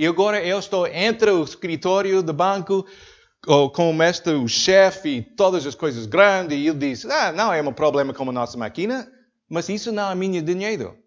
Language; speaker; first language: Portuguese; non-native, learner; English